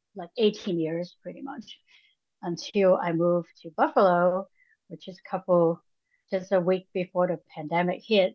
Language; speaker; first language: English; non-native, local second language; Cantonese